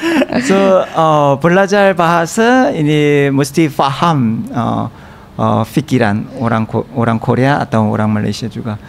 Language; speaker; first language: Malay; non-native, learner; Korean